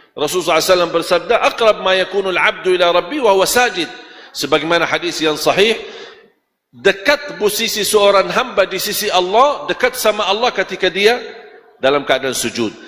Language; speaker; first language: Malay; non-native, fluent; Arabic